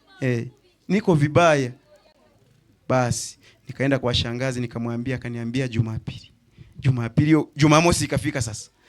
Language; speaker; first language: Swahili; native; Swahili